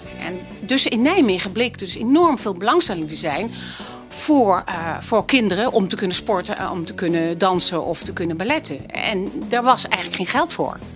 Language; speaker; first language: Dutch; native; Dutch